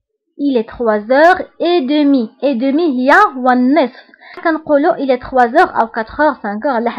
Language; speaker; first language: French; non-native, local second language; Arabic